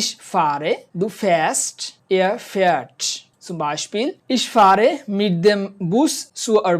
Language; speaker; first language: German; non-native, fluent; Bangla